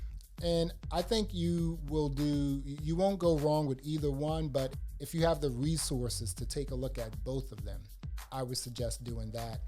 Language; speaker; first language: English; native; English